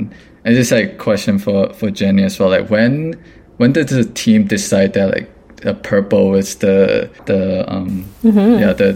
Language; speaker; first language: English; non-native, local second language; Cantonese